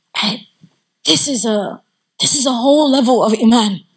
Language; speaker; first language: English; native; English